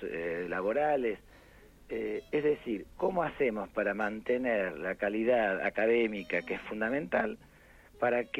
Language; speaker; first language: Spanish; native; Spanish